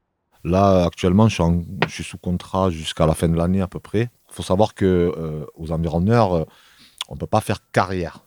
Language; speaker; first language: French; native; French